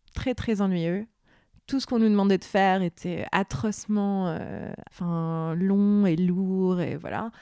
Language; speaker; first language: French; non-native, local second language; Arabic